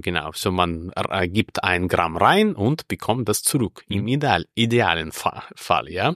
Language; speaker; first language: German; non-native, fluent; Russian